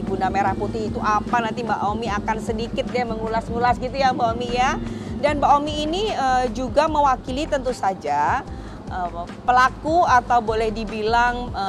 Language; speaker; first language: Indonesian; native; Indonesian